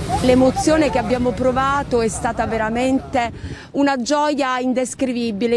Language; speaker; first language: Italian; native; Italian